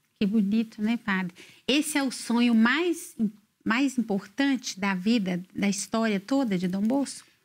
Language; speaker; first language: Portuguese; native; Portuguese